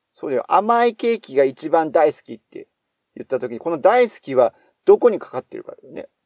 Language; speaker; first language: Japanese; native; Japanese